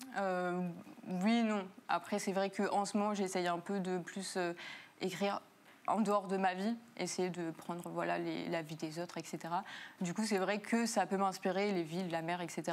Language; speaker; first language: French; native; French